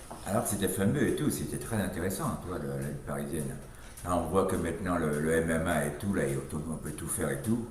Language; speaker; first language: French; native; French